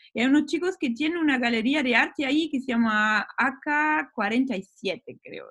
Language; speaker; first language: Spanish; non-native, fluent; German